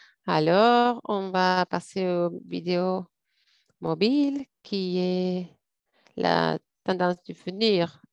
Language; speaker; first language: French; non-native, fluent; English